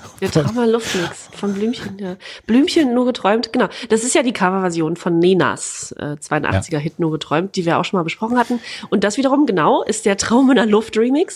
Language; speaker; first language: German; native; German